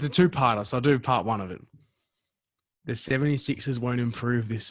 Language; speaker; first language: English; native; English